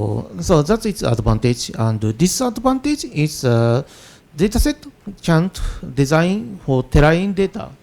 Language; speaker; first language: English; non-native, learner; Japanese